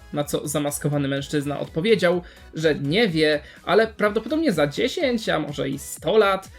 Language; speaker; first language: Polish; native; Polish